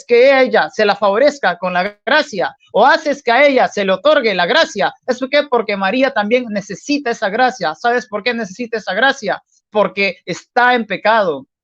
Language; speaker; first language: Spanish; native; Spanish